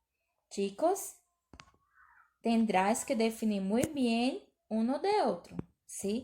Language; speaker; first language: Spanish; non-native, learner; Portuguese